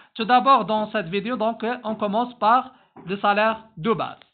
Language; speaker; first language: French; non-native, local second language; Arabic